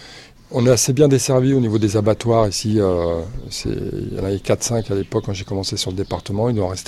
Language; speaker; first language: French; native; French